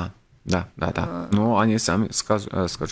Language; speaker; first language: Russian; non-native, local second language; Latvian